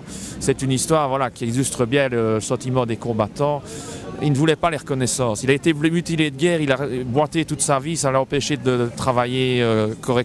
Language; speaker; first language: French; native; French